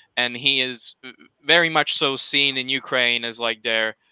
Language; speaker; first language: English; non-native, fluent; Slovak